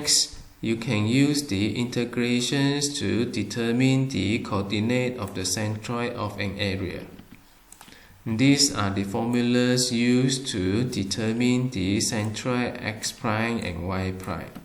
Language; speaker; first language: English; non-native, fluent; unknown